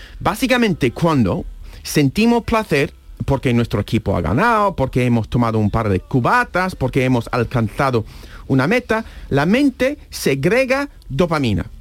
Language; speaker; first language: Spanish; non-native, fluent; English